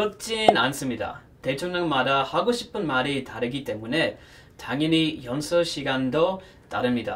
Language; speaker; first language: Korean; non-native, fluent; English